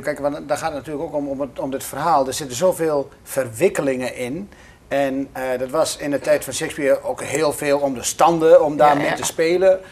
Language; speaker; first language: Dutch; native; Dutch